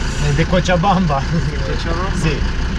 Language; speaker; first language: Spanish; non-native, learner; Romanian